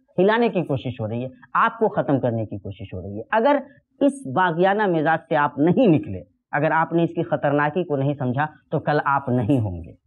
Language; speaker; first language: Urdu; native; Urdu